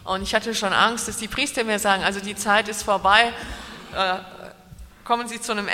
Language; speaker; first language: German; native; German